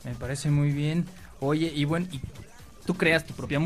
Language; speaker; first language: Spanish; native; Spanish